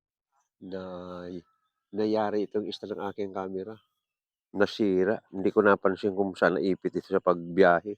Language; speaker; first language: Filipino; native; Filipino